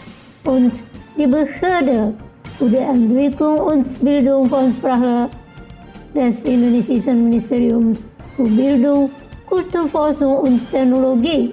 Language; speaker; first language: German; non-native, fluent; Indonesian